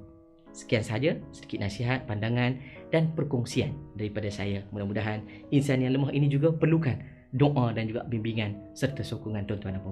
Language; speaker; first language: Malay; native; Malay